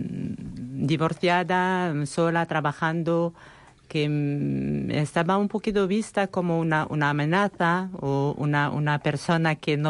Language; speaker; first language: Spanish; non-native, learner; Arabic